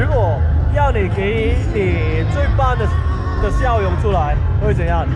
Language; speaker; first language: Chinese; non-native, local second language; Cantonese